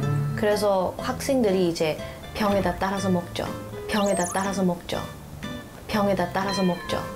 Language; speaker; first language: Korean; non-native, fluent; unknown